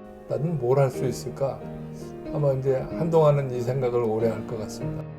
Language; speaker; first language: Korean; native; Korean